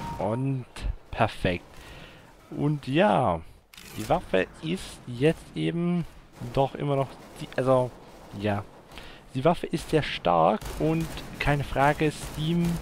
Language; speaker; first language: German; native; German